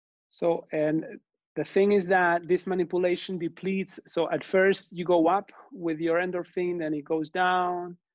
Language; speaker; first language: English; non-native, fluent; Spanish